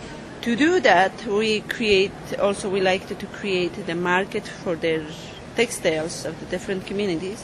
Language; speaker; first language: English; non-native, learner; Spanish